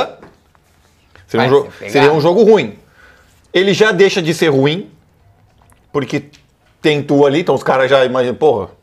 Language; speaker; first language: Portuguese; native; Portuguese